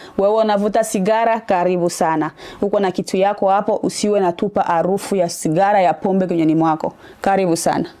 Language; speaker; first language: Swahili; native; Swahili